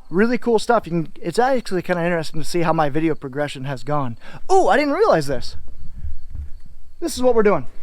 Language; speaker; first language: English; native; English